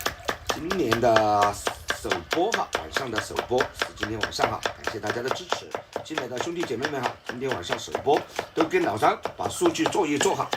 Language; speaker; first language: Chinese; native; Chinese